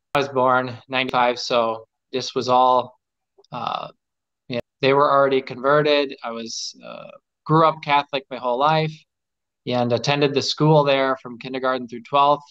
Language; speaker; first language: English; native; English